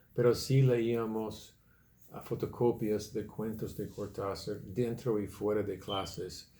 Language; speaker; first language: Spanish; non-native, fluent; English